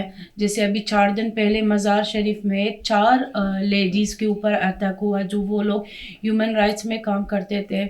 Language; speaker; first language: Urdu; non-native, fluent; Persian